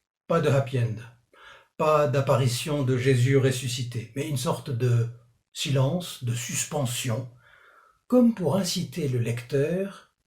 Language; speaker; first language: French; native; French